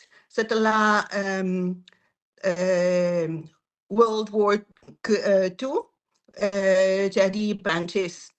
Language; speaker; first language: Indonesian; non-native, fluent; French